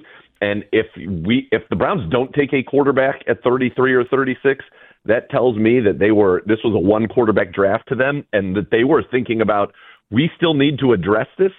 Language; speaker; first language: English; native; English